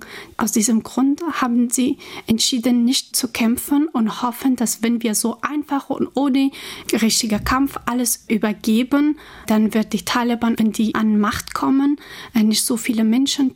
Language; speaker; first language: German; non-native, fluent; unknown